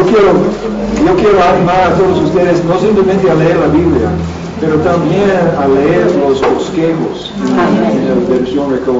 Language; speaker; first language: Spanish; non-native, learner; English